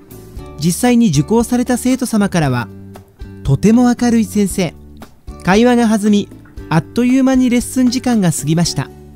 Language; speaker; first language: Japanese; native; Japanese